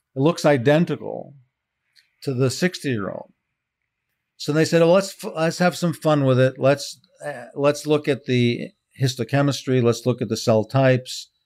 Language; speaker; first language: English; early bilingual, heritage; Hebrew